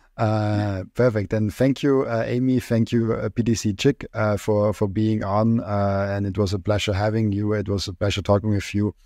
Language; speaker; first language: English; non-native, fluent; German